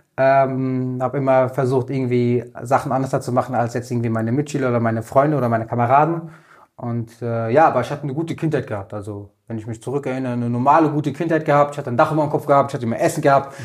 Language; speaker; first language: German; native; German